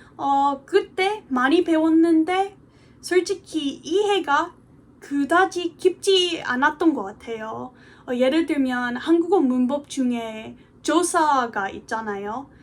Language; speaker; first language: Korean; non-native, fluent; English